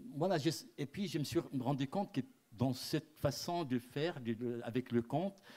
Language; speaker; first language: French; non-native, local second language; Arabic